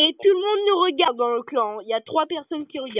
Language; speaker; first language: French; native; French